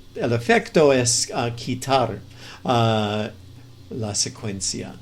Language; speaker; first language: Spanish; non-native, fluent; English